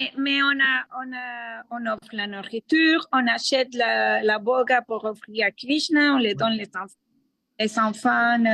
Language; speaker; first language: French; non-native, learner; Spanish